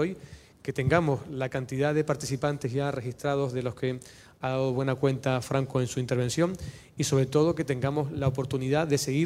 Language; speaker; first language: Spanish; native; Spanish